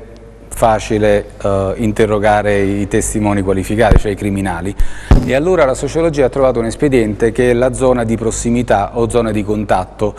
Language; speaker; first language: Italian; native; Italian